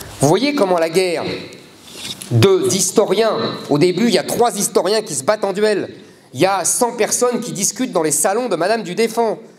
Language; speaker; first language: French; native; French